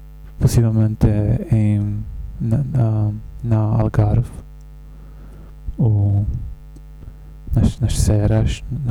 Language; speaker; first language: Portuguese; non-native, learner; Czech